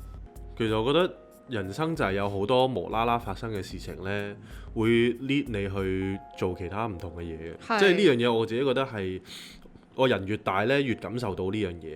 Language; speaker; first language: Cantonese; native; Cantonese